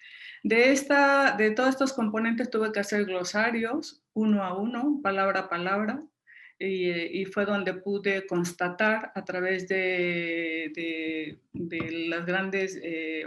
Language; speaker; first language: Spanish; native; Spanish